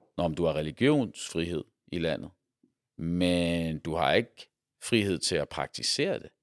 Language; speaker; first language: Danish; early bilingual, other home language; Arabic